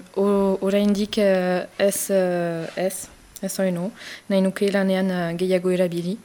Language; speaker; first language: Basque; non-native, local second language; French